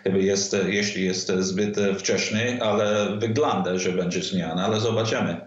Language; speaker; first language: Polish; non-native, fluent; English